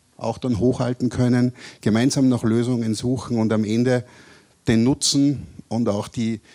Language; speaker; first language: German; native; German